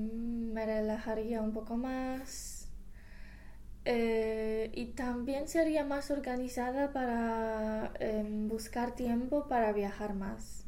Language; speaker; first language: Spanish; non-native, fluent; English